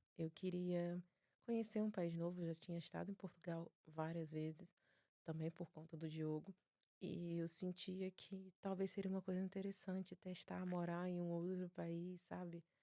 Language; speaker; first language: Portuguese; native; Portuguese